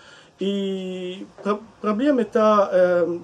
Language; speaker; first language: Russian; non-native, learner; French